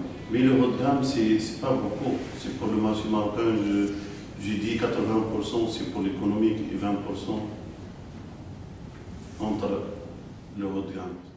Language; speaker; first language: French; non-native, local second language; Arabic